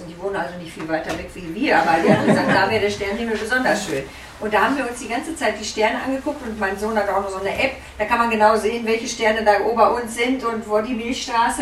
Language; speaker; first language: German; native; German